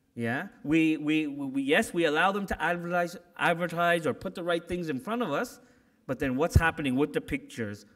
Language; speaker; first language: English; native; English